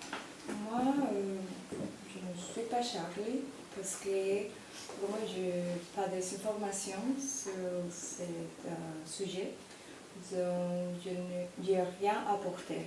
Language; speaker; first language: French; non-native, learner; Spanish